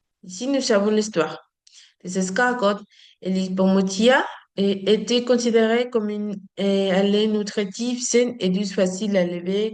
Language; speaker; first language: French; non-native, learner; Spanish